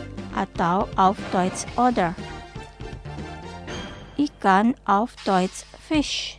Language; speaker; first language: German; non-native, fluent; Indonesian